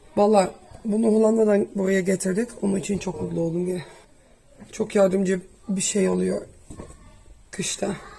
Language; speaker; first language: Turkish; early bilingual, heritage; Turkish